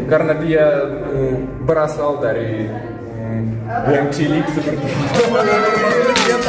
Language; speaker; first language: Malay; non-native, fluent; Russian